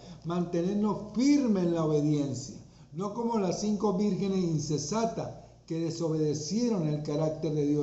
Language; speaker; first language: Spanish; native; Spanish